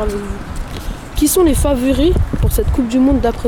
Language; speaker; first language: French; native; French